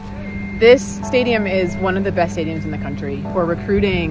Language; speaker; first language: English; native; English